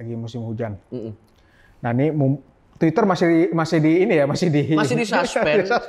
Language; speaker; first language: Indonesian; native; Indonesian